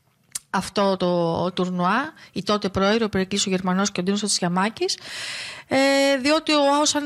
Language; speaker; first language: Greek; native; Greek